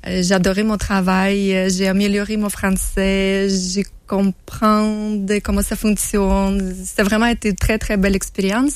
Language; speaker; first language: French; non-native, learner; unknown